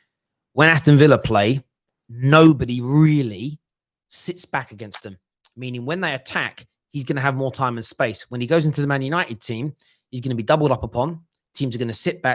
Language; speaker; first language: English; native; English